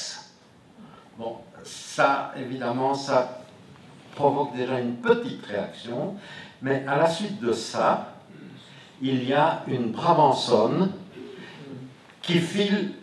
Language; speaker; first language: French; native; French